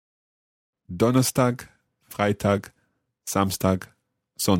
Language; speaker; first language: German; non-native, learner; English